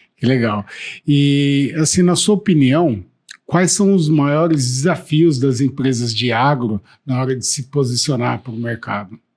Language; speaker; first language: Portuguese; native; Portuguese